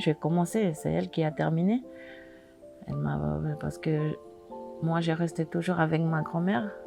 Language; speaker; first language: French; non-native, local second language; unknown